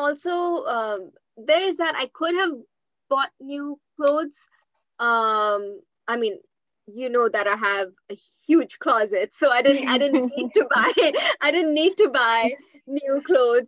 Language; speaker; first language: English; non-native, local second language; Hindi